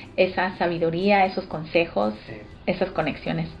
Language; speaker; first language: Spanish; early bilingual, heritage; Spanish